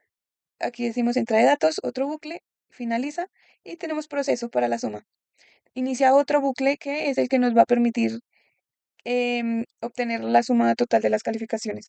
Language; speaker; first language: Spanish; native; Spanish